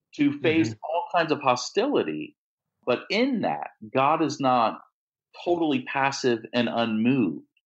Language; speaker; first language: English; native; English